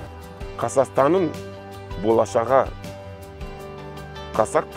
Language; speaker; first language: Kazakh; non-native, learner; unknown